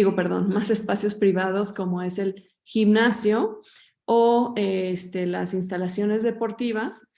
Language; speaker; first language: Spanish; native; Spanish